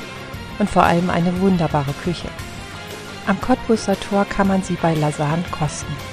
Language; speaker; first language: German; native; German